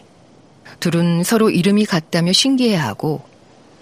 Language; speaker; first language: Korean; native; Korean